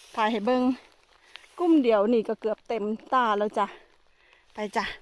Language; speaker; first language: Thai; non-native, local second language; Khmer